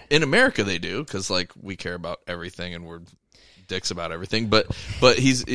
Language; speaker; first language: English; native; English